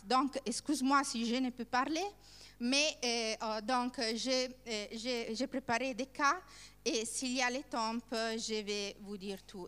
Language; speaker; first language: French; non-native, learner; Italian